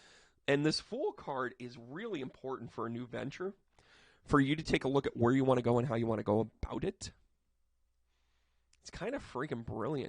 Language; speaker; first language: English; native; English